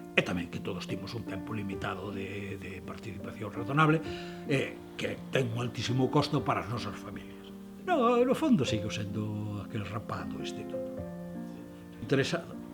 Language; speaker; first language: Galician; native; Galician